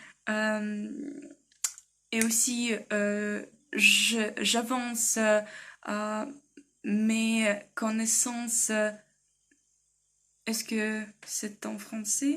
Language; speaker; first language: French; non-native, learner; Russian